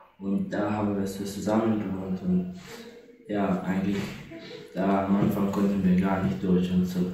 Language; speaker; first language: German; non-native, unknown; Persian